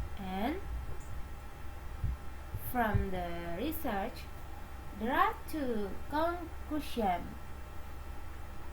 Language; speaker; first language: English; non-native, learner; Indonesian